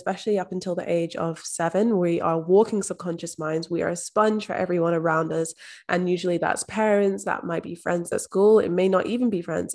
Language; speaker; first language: English; native; English